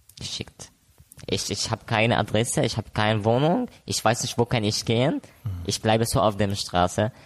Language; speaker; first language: German; non-native, learner; Arabic